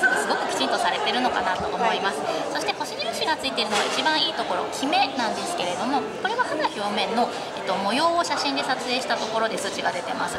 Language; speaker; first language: Japanese; native; Japanese